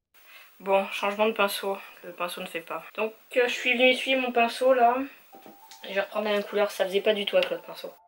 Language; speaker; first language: French; native; French